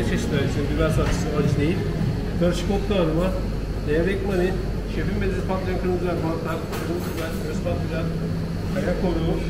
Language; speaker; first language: Turkish; native; Turkish